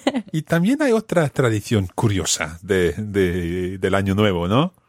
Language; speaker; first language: Spanish; non-native, fluent; English